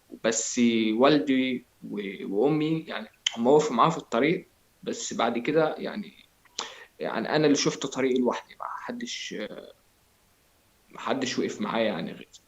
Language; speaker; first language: Arabic; native; Arabic